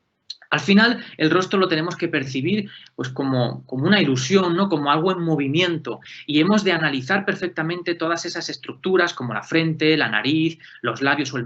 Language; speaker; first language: Spanish; native; Spanish